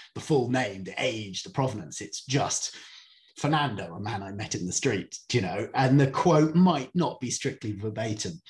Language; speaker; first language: English; native; English